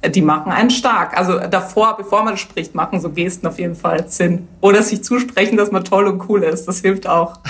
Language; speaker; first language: German; native; German